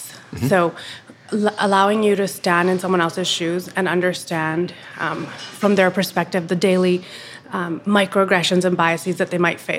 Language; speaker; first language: English; non-native, local second language; Urdu